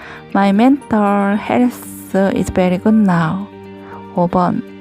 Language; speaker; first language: English; non-native, learner; Korean